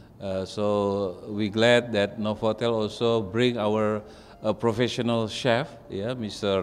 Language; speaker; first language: English; non-native, fluent; Indonesian